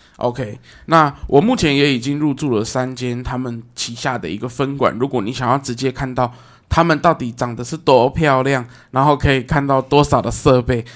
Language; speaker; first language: Chinese; native; Chinese